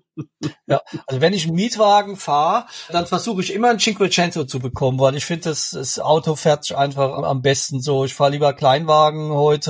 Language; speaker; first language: German; native; German